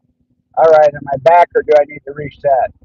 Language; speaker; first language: English; native; English